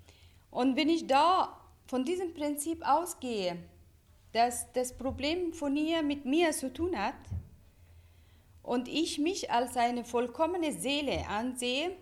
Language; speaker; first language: German; non-native, fluent; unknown